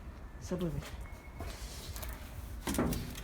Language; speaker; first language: Russian; native; Russian